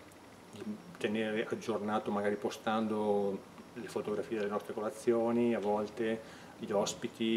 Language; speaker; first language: Italian; native; Italian